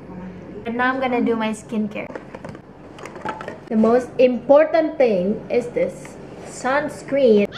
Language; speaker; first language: English; non-native, local second language; Indonesian